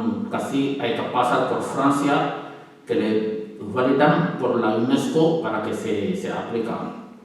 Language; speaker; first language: Spanish; non-native, learner; Wolof